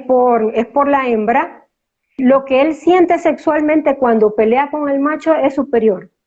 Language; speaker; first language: Spanish; native; Spanish